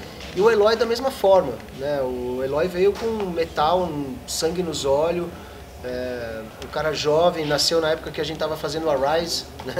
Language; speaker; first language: Portuguese; native; Portuguese